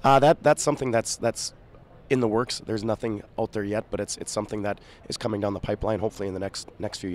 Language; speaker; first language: English; native; English